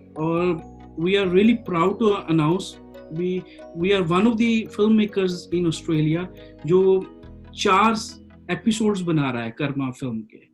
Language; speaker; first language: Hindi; non-native, local second language; Punjabi